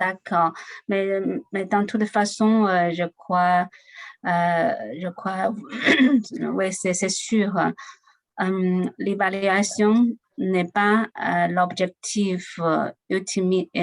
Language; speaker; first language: French; non-native, learner; Chinese